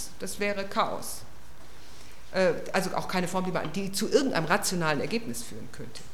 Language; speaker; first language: German; native; German